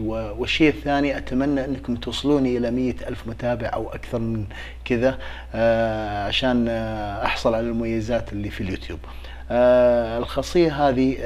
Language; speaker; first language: Arabic; native; Arabic